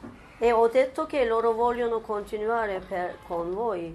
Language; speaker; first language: Italian; non-native, fluent; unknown